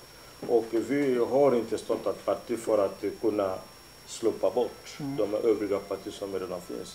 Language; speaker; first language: Swedish; non-native, fluent; Lingala